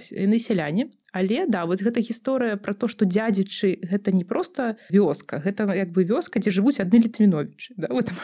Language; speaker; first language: Belarusian; non-native, local second language; Russian